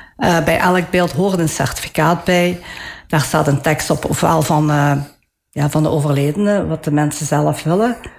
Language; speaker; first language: Dutch; early bilingual, other home language; Italian